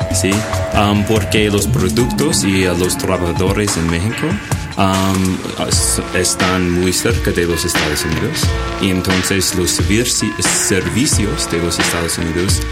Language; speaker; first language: Spanish; non-native, learner; English